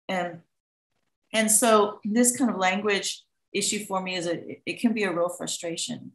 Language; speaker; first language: English; native; English